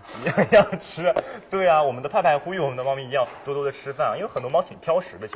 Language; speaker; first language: Chinese; native; Chinese